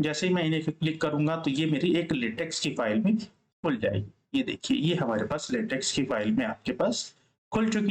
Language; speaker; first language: Hindi; native; Hindi